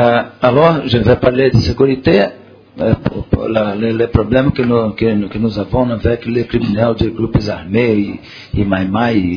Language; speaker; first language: French; non-native, learner; Portuguese